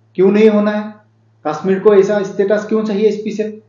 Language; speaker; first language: Hindi; non-native, local second language; Assamese